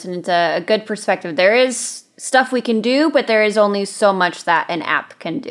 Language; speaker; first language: English; native; English